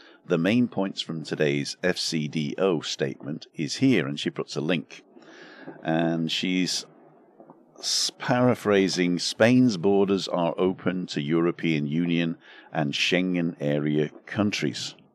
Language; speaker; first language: English; native; English